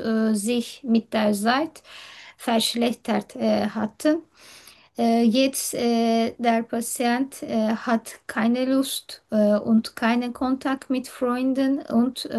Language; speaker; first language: German; non-native, learner; Turkish